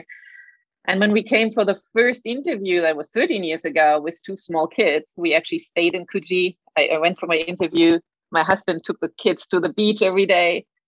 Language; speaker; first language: English; non-native, fluent; German